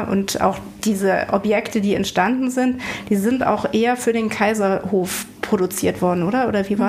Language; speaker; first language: German; native; German